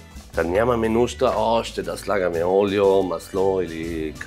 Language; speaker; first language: Bulgarian; non-native, fluent; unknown